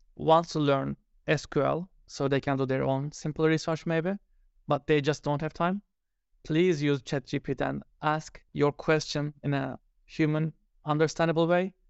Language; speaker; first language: English; non-native, fluent; Turkish